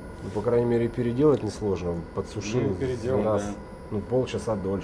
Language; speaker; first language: Russian; native; Russian